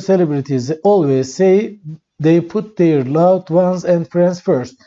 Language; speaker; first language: English; non-native, fluent; Turkish